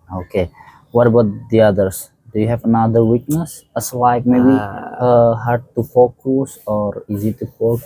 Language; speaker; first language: English; non-native, fluent; Indonesian